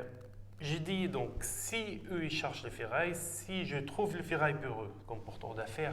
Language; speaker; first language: French; non-native, fluent; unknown